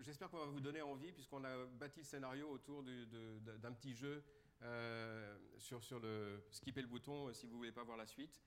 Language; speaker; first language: French; native; French